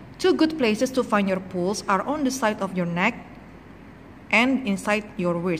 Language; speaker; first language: English; non-native, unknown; Indonesian